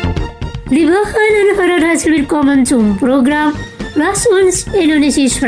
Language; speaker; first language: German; non-native, fluent; Indonesian